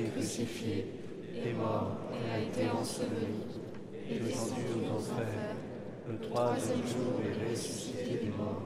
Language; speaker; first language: French; native; French